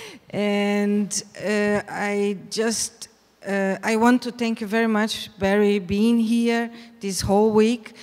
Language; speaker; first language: English; non-native, fluent; Portuguese